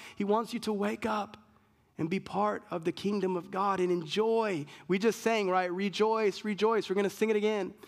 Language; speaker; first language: English; native; English